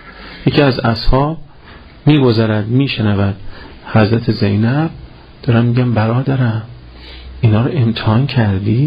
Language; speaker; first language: Persian; native; Persian